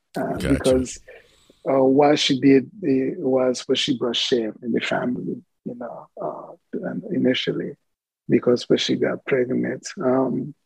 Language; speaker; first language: English; non-native, fluent; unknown